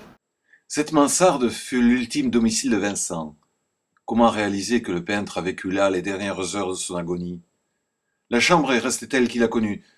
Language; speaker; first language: French; native; French